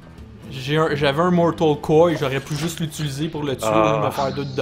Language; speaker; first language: French; native; French